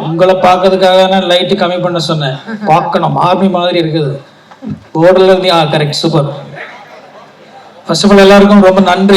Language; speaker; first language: Tamil; non-native, learner; Malayalam